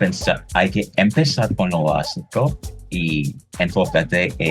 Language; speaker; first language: Spanish; non-native, fluent; English